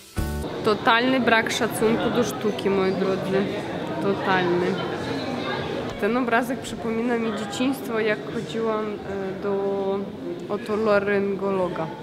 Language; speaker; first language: Polish; non-native, fluent; Russian